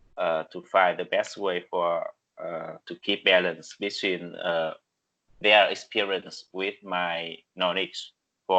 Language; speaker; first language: English; non-native, learner; Vietnamese